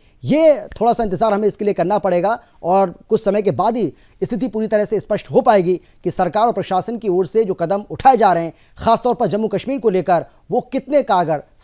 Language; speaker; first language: Hindi; native; Hindi